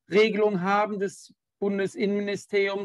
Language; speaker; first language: German; native; German